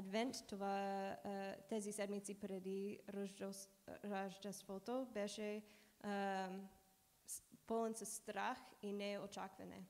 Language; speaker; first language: Bulgarian; non-native, learner; English